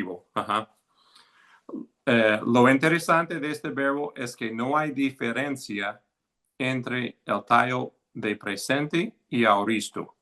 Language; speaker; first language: Spanish; non-native, fluent; English